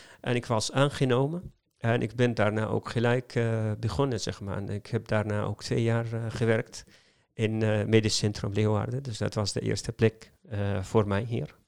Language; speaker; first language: Dutch; non-native, fluent; Arabic